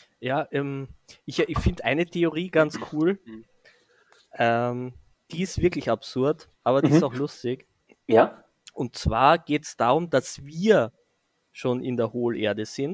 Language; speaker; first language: German; native; German